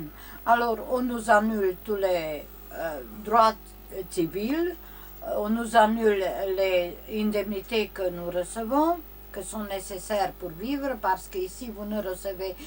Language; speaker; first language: French; non-native, learner; Romanian